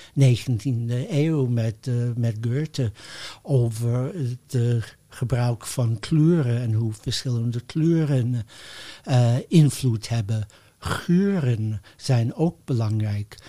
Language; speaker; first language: Dutch; non-native, fluent; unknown